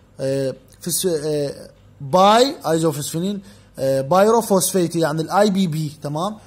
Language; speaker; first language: Arabic; native; Arabic